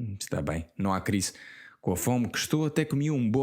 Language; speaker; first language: Portuguese; non-native, fluent; English